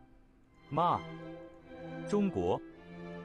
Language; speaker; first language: Chinese; non-native, learner; English